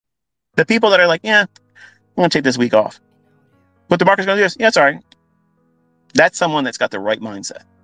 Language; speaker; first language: English; native; English